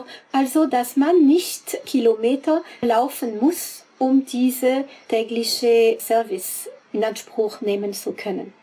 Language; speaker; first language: German; non-native, fluent; French